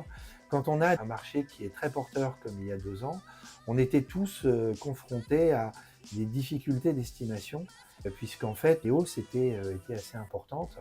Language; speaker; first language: French; native; French